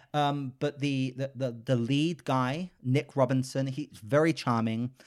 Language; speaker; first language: English; native; English